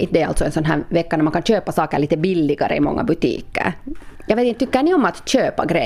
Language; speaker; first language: Swedish; native; Swedish